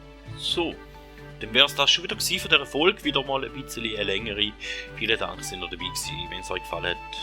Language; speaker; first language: German; native; German